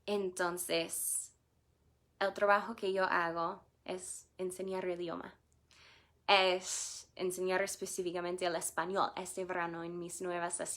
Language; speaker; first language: Spanish; non-native, fluent; English